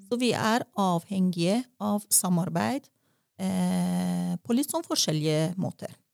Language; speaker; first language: Norwegian; non-native, fluent; Persian